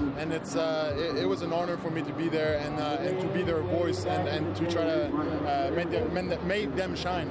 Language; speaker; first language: English; non-native, fluent; French